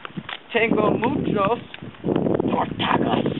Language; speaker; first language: Spanish; non-native, learner; English